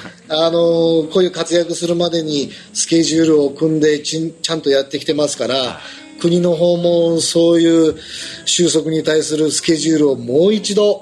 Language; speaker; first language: Japanese; native; Japanese